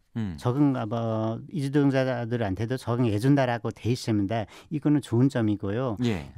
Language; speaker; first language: Korean; non-native, learner; Nepali